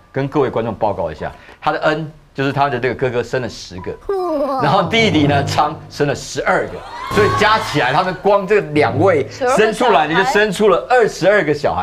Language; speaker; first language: Chinese; native; Chinese